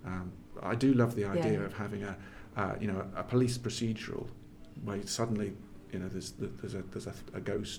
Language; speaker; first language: English; native; English